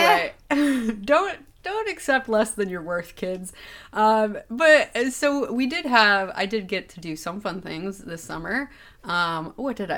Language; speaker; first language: English; native; English